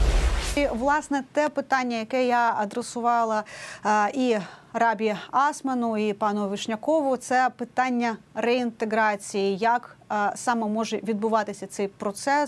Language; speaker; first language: Ukrainian; native; Ukrainian